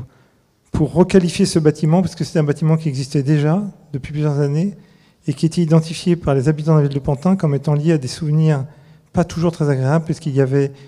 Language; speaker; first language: French; native; French